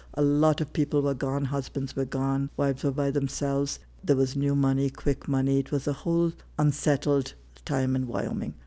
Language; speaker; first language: English; non-native, local second language; Tamil